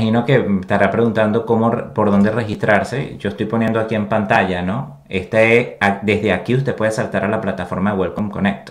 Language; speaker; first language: Spanish; native; Spanish